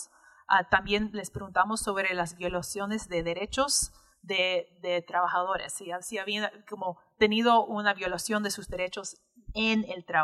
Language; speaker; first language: Spanish; early bilingual, heritage; English